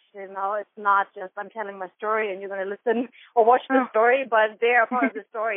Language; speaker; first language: English; non-native, fluent; German